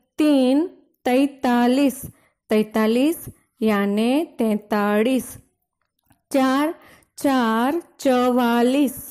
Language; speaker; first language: Hindi; non-native, local second language; Gujarati